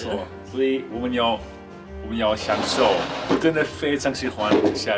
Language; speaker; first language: Chinese; non-native, learner; German